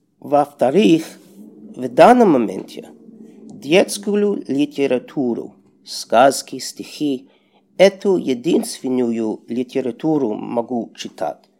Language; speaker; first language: Russian; non-native, learner; English